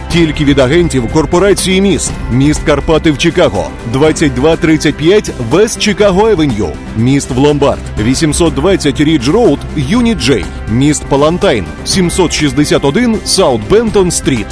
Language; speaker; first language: Ukrainian; native; Ukrainian